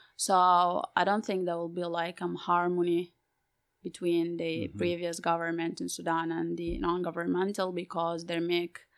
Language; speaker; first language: English; non-native, fluent; Arabic